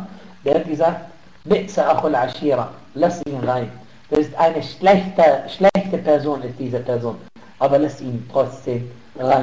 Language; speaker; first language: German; non-native, fluent; Arabic